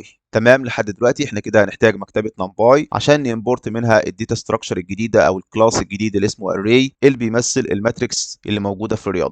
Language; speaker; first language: Arabic; native; Arabic